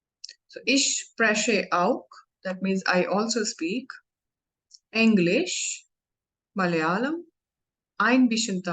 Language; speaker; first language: German; non-native, learner; Hindi